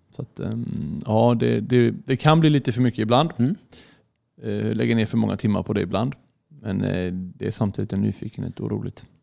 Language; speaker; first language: Swedish; early bilingual, other home language; Arabic